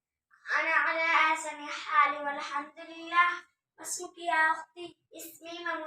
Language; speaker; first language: Arabic; non-native, learner; Urdu